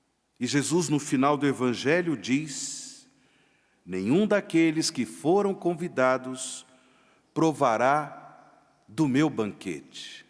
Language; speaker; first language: Portuguese; native; Portuguese